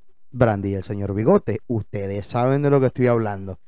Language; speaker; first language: Spanish; native; Spanish